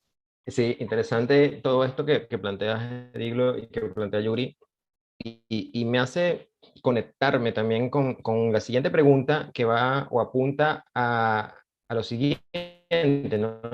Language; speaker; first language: Spanish; native; Spanish